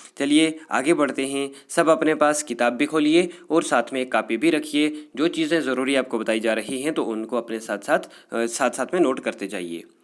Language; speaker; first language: Urdu; non-native, local second language; Kashmiri